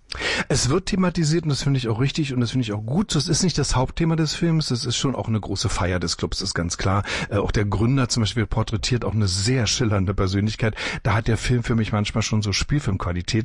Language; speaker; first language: German; native; German